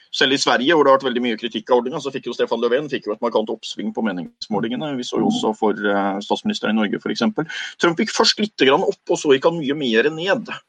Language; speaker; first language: Norwegian; native; Norwegian